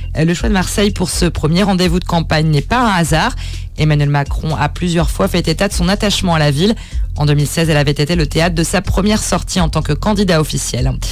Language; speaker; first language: French; native; French